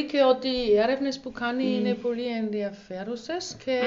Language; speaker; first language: Greek; non-native, learner; German